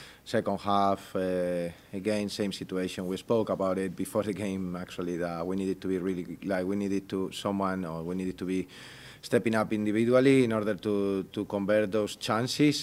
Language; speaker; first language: English; non-native, fluent; Spanish